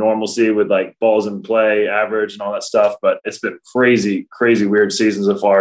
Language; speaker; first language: English; native; English